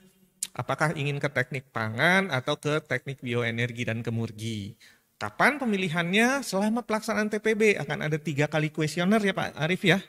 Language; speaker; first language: Indonesian; native; Indonesian